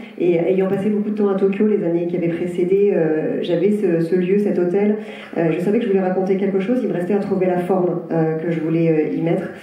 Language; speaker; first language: French; native; French